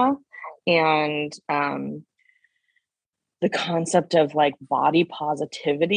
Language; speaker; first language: English; native; English